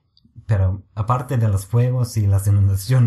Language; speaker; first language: Spanish; non-native, fluent; English